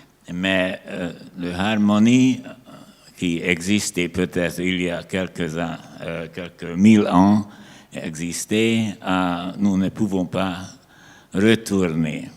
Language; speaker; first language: French; non-native, learner; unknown